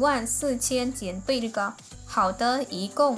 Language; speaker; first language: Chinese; non-native, fluent; Khmer